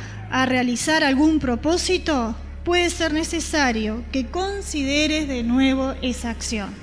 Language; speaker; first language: Spanish; native; Spanish